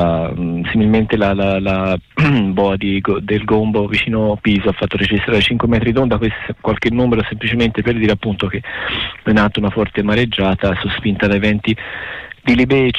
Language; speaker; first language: Italian; native; Italian